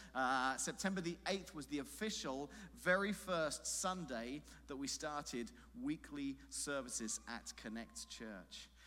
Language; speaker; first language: English; native; English